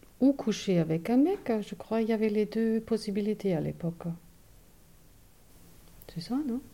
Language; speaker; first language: French; non-native, fluent; German